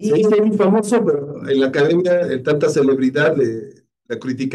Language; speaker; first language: Spanish; native; Spanish